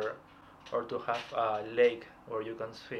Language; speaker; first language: English; non-native, fluent; Spanish